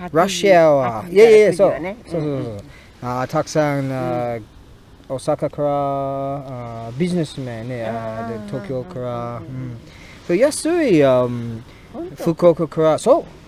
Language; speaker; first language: Japanese; non-native, learner; English